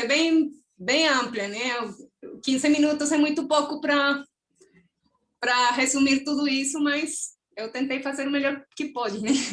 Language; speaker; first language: Portuguese; non-native, fluent; Spanish